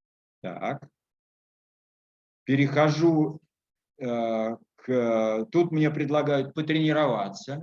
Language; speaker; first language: Russian; native; Russian